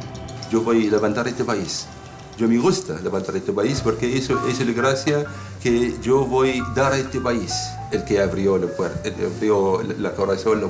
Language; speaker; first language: Spanish; non-native, learner; Arabic